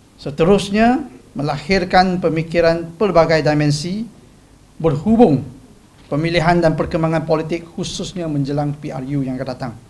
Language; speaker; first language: Malay; non-native, local second language; Chinese